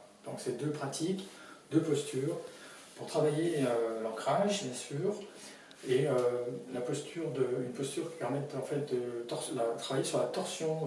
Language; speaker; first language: French; native; French